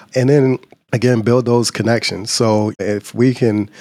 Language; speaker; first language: English; native; English